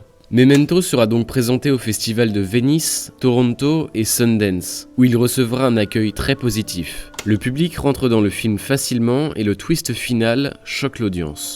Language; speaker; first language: French; native; French